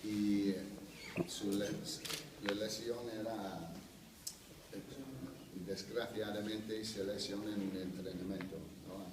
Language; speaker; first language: Spanish; non-native, fluent; English